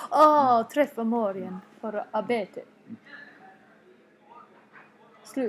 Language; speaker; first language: Swedish; non-native, learner; English